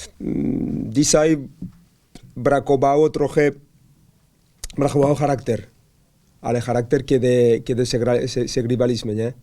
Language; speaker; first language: Polish; non-native, learner; Spanish